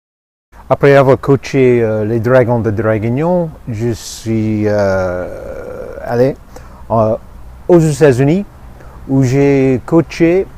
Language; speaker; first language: French; non-native, fluent; English